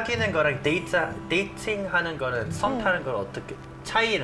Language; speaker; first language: Korean; non-native, fluent; English